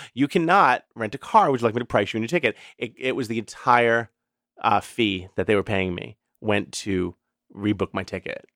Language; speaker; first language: English; native; English